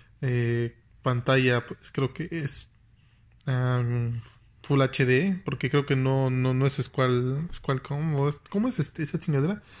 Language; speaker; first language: Spanish; native; Spanish